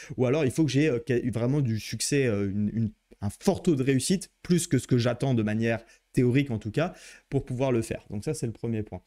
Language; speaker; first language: French; native; French